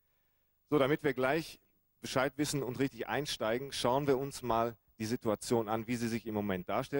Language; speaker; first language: German; native; German